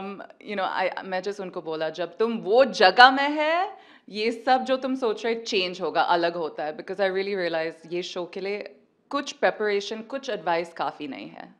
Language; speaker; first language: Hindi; early bilingual, heritage; Hindi